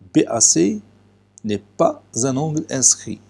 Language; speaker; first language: French; non-native, local second language; Arabic